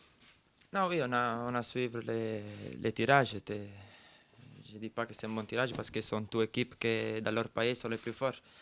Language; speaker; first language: French; non-native, fluent; Italian